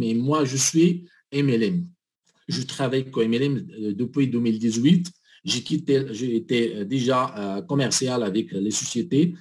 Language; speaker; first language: French; non-native, learner; Arabic